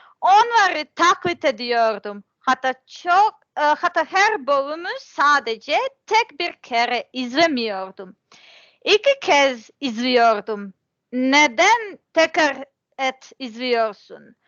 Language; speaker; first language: Turkish; non-native, learner; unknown